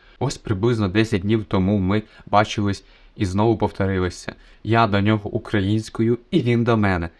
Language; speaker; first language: Ukrainian; native; Ukrainian